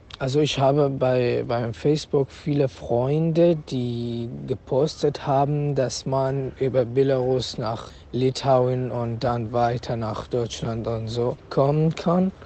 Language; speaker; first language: German; non-native, learner; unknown